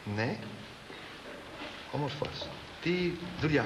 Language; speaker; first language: Greek; non-native, learner; English